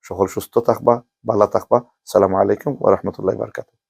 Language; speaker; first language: Bangla; early bilingual, other home language; Sylheti